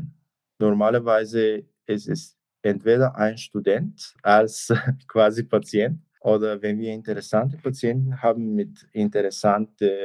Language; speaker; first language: German; non-native, fluent; Bulgarian